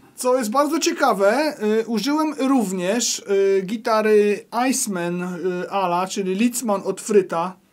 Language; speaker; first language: Polish; native; Polish